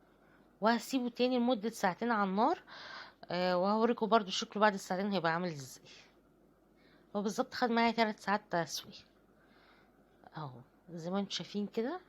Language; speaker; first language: Arabic; native; Arabic